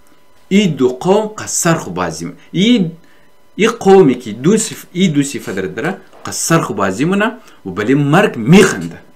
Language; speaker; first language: Persian; native; Persian